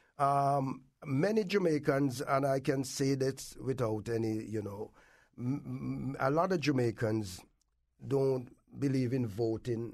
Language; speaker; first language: English; native; English